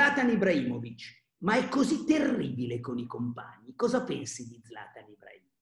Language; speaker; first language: Italian; native; Italian